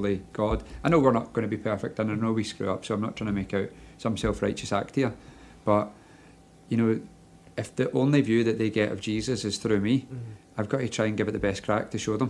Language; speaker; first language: English; native; English